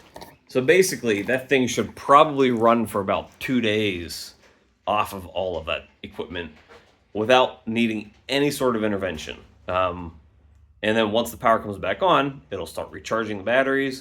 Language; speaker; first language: English; native; English